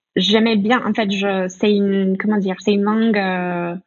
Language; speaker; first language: French; non-native, fluent; English